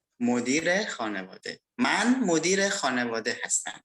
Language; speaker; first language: Persian; non-native, fluent; Indonesian